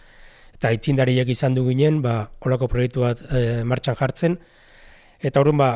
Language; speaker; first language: Basque; native; Basque